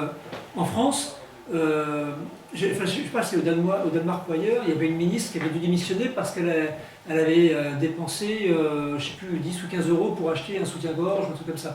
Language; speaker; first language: French; native; French